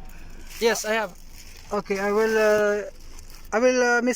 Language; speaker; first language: English; non-native, learner; Filipino